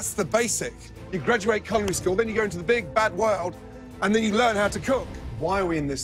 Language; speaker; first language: English; native; English